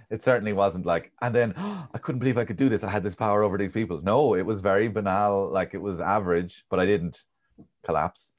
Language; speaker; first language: English; native; English